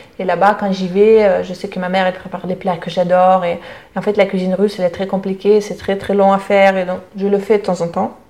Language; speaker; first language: French; non-native, fluent; Russian